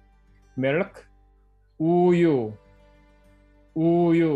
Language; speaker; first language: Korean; non-native, fluent; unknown